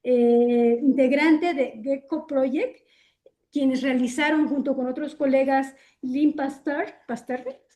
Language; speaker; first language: Spanish; native; Spanish